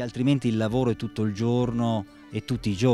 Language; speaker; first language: Italian; native; Italian